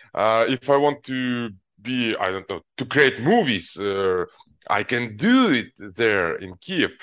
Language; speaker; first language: English; non-native, fluent; Russian